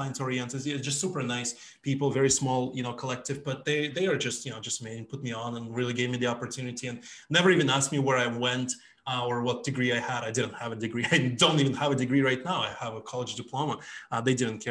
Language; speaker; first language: English; non-native, fluent; Ukrainian